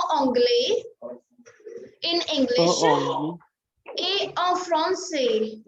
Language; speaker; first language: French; non-native, fluent; Hindi